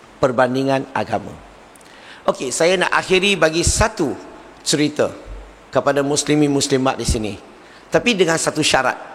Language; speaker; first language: Malay; non-native, local second language; Chinese